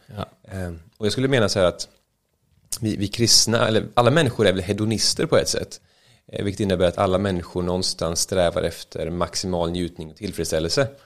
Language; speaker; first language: Swedish; native; Swedish